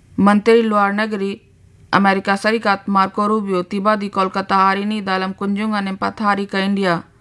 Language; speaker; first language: Indonesian; non-native, fluent; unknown